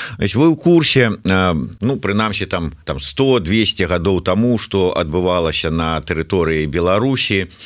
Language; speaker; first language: Belarusian; non-native, local second language; Russian